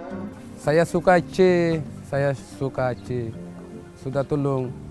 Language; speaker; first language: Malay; non-native, learner; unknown